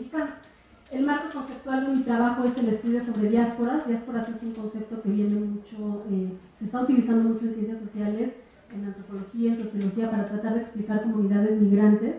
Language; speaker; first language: Spanish; native; Spanish